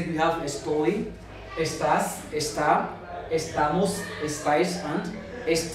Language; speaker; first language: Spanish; non-native, fluent; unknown